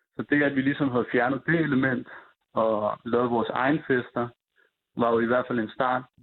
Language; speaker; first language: Danish; early bilingual, other home language; Punjabi